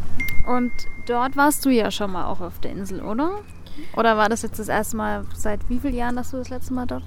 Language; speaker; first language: German; native; German